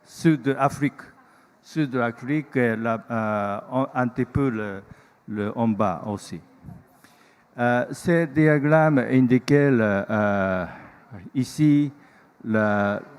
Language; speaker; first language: French; non-native, learner; Japanese